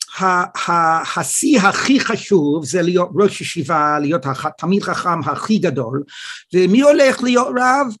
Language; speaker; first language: Hebrew; non-native, fluent; English